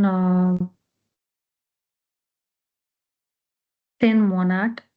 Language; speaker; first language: German; non-native, learner; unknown